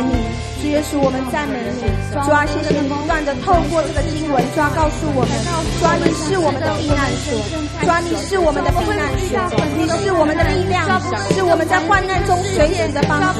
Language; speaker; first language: Chinese; native; Chinese